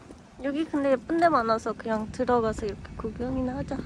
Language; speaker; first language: Korean; non-native, learner; Turkish